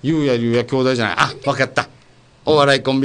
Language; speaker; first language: Japanese; native; Japanese